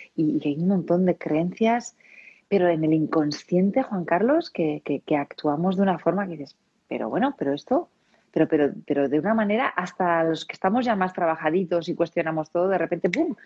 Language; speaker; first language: Spanish; non-native, local second language; Basque